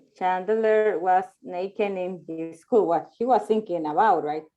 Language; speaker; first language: English; non-native, learner; Spanish